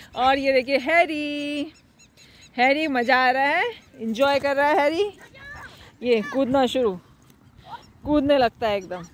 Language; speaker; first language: Hindi; native; Hindi